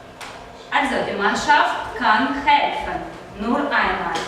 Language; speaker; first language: German; non-native, fluent; Russian